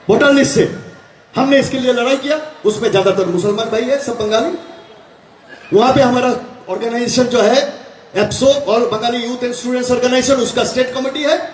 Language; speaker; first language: Hindi; non-native, local second language; Bangla